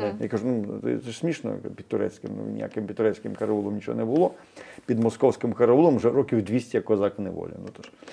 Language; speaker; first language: Ukrainian; native; Ukrainian